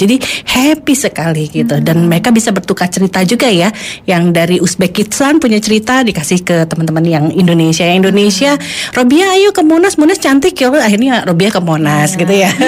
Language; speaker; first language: Indonesian; native; Indonesian